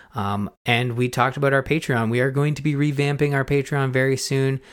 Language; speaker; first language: English; native; English